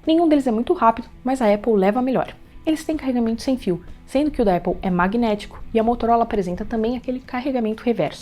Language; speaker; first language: Portuguese; native; Portuguese